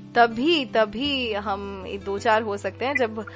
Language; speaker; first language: Hindi; non-native, local second language; Punjabi